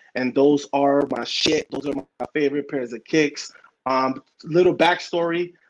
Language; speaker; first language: English; early bilingual, other home language; Spanish